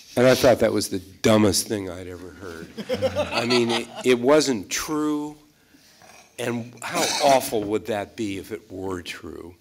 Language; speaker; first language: English; native; English